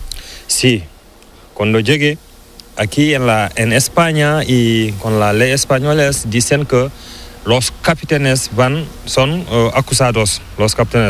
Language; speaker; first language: Spanish; non-native, learner; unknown